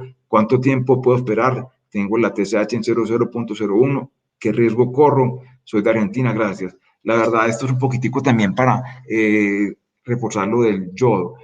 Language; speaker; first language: Spanish; native; Spanish